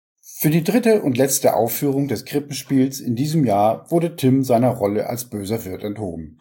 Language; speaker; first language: German; native; German